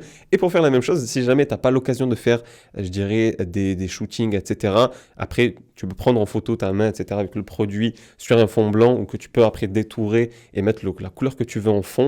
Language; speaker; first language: French; native; French